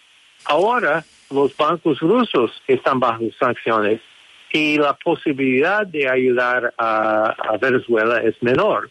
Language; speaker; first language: Spanish; non-native, fluent; English